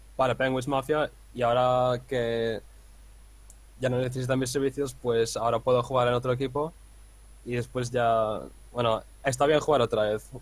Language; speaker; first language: Spanish; non-native, fluent; Dutch